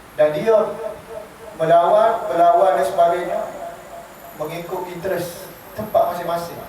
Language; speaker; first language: Malay; native; Malay